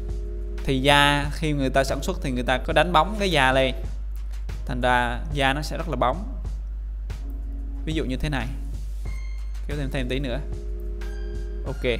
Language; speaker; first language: Vietnamese; native; Vietnamese